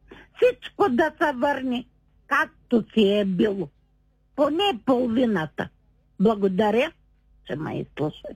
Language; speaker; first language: Bulgarian; native; Bulgarian